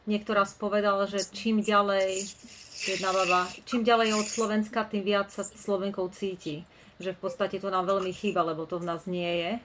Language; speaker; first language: Slovak; native; Slovak